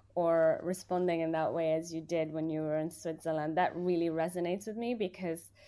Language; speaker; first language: English; early bilingual, other home language; Persian